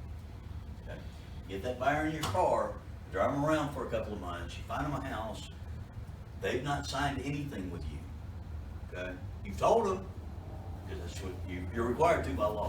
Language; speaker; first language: English; native; English